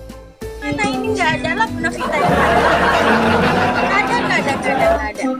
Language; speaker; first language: Indonesian; native; Indonesian